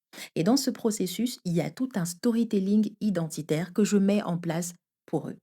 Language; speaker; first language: French; native; French